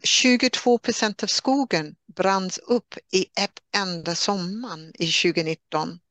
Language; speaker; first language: Swedish; non-native, fluent; English